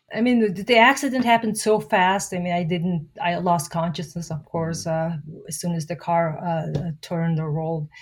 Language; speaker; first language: English; non-native, fluent; Mongolian